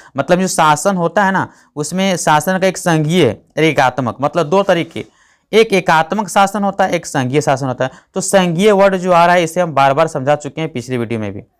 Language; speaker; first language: Hindi; native; Hindi